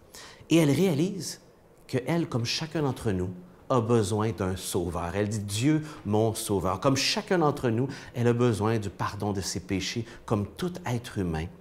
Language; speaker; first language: French; native; French